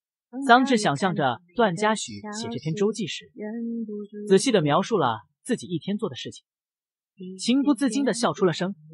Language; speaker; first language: Chinese; native; Chinese